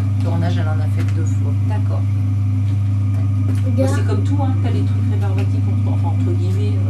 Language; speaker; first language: French; native; French